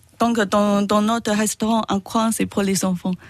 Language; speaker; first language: French; non-native, learner; Chinese